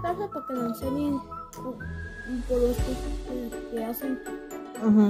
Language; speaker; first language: Spanish; early bilingual, heritage; Spanish